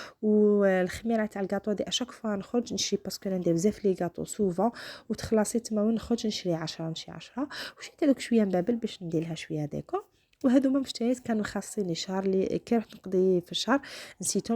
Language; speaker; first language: Arabic; native; Arabic